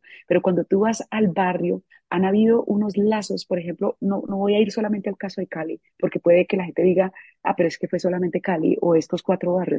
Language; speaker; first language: Spanish; native; Spanish